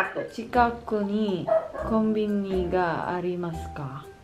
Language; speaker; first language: Japanese; non-native, learner; Filipino